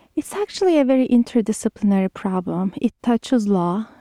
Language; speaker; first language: English; non-native, fluent; Turkish